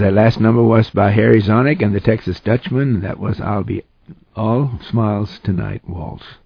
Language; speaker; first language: English; early bilingual, other home language; German